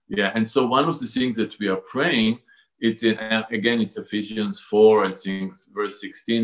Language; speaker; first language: English; non-native, fluent; Hebrew